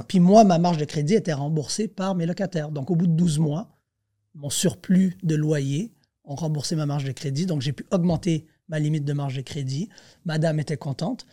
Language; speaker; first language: French; native; French